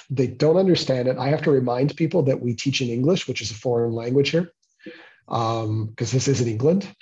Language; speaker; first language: English; native; English